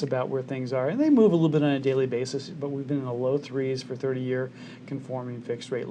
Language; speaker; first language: English; native; English